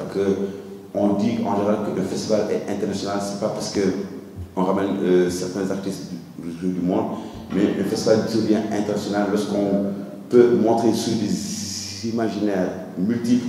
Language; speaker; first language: French; non-native, local second language; Wolof